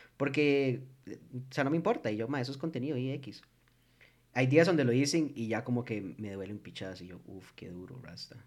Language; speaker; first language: Spanish; early bilingual, heritage; English